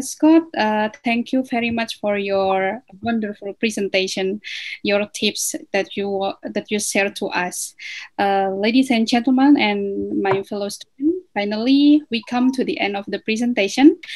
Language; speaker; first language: English; non-native, fluent; Indonesian